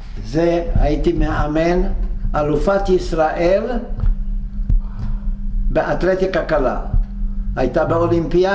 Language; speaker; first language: Hebrew; non-native, fluent; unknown